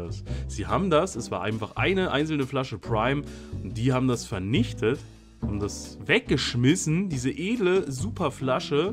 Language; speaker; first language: German; native; German